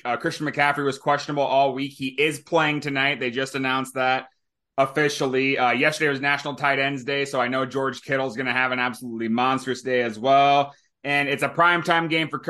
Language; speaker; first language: English; native; English